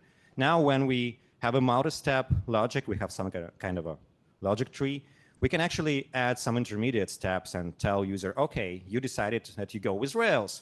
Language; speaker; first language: English; non-native, fluent; Russian